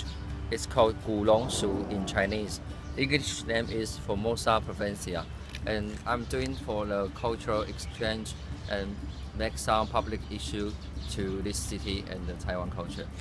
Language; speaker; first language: English; non-native, fluent; Chinese